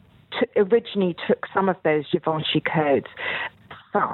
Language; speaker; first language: English; native; English